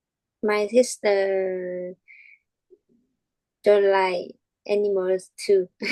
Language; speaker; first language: English; non-native, learner; Vietnamese